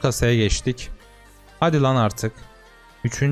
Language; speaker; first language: Turkish; native; Turkish